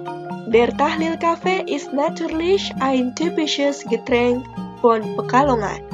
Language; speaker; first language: German; non-native, fluent; Indonesian